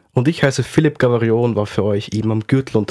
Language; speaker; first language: German; native; German